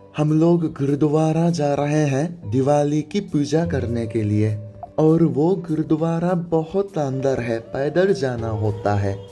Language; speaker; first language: Hindi; non-native, fluent; Japanese